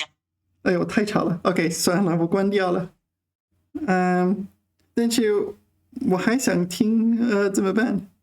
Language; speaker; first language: Chinese; non-native, learner; English